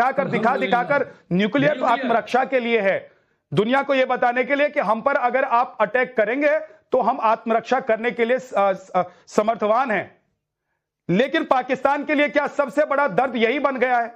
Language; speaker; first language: Hindi; native; Hindi